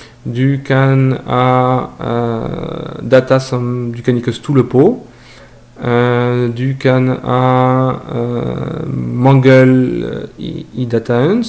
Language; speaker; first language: Norwegian; non-native, fluent; French